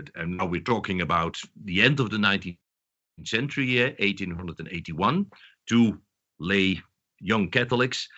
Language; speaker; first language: English; non-native, fluent; Dutch